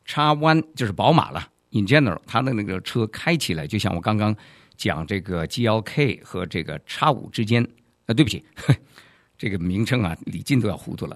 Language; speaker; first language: Chinese; native; Chinese